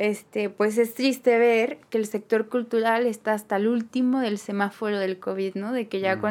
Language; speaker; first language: Spanish; native; Spanish